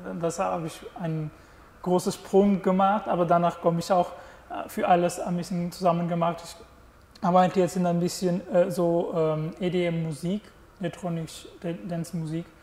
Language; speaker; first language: German; non-native, learner; Portuguese